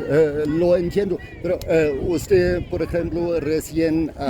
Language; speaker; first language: Spanish; non-native, fluent; German